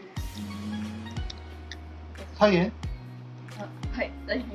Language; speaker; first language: Japanese; non-native, learner; Indonesian